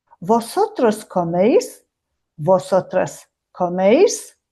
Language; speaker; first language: Spanish; non-native, fluent; Mongolian